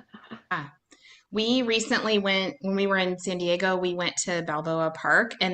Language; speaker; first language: English; native; English